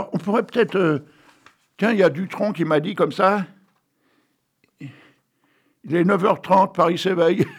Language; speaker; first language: French; native; French